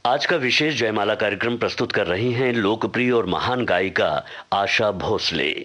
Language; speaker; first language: Hindi; native; Hindi